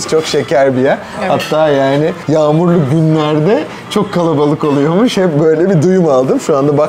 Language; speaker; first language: Turkish; native; Turkish